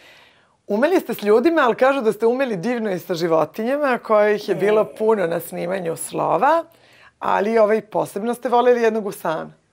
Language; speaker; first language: Serbian; native; Serbian